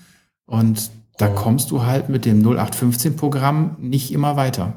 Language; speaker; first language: German; native; German